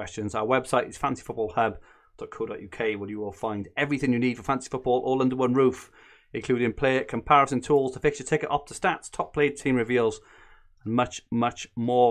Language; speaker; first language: English; native; English